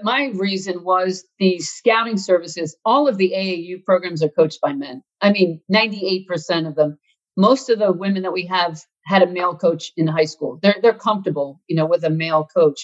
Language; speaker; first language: English; native; English